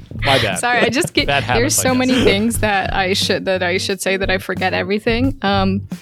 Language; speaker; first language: English; non-native, fluent; Dutch